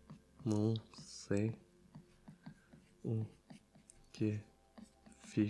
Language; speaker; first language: Portuguese; non-native, learner; Italian